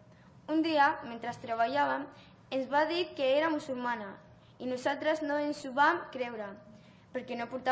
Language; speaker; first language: Catalan; early bilingual, other home language; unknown